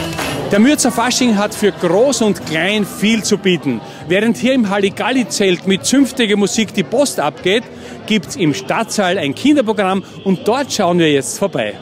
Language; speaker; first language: German; native; German